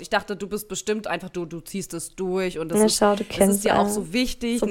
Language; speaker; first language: German; native; German